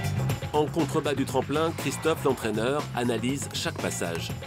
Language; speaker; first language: French; native; French